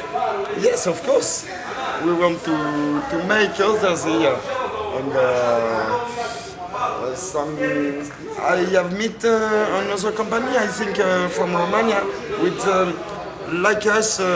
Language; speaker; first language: English; non-native, learner; French